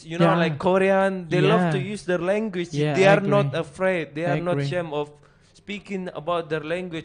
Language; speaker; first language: English; non-native, fluent; Indonesian